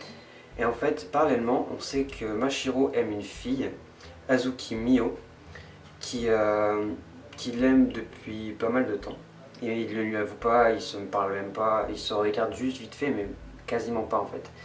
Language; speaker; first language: French; native; French